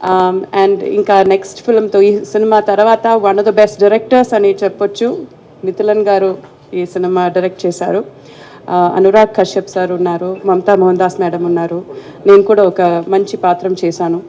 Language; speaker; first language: Telugu; non-native, fluent; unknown